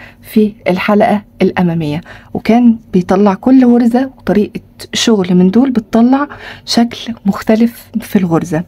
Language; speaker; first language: Arabic; native; Arabic